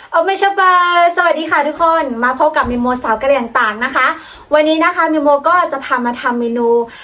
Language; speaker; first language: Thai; non-native, local second language; Karen languages